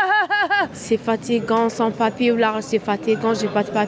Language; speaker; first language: French; non-native, learner; Arabic